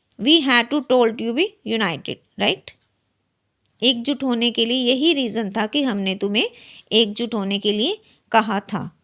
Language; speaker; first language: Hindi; native; Hindi